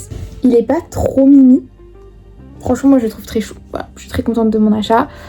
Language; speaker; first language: French; native; French